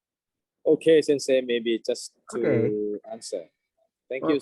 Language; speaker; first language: English; non-native, fluent; Thai